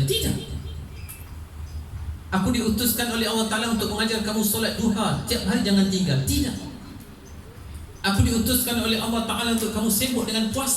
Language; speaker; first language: Malay; native; Malay